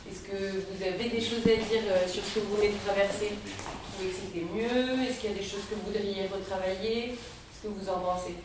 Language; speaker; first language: French; native; French